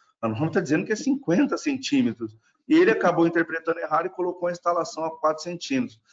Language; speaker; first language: Portuguese; non-native, fluent; German